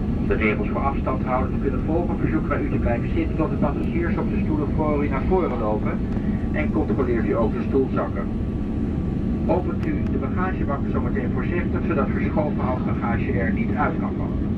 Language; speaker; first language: Dutch; native; Dutch